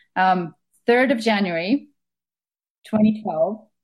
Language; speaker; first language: English; non-native, fluent; Estonian